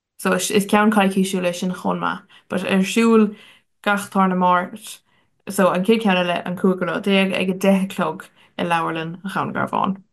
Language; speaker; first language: Irish; non-native, local second language; English